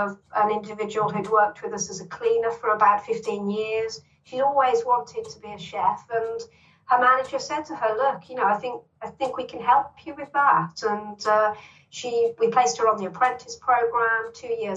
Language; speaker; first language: English; native; English